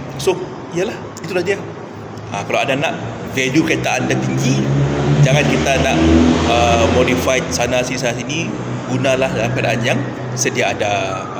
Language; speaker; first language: Malay; non-native, local second language; Iban